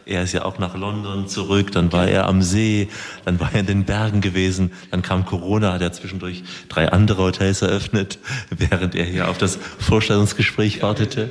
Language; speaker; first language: German; native; German